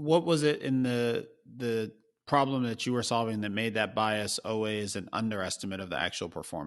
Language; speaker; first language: English; native; English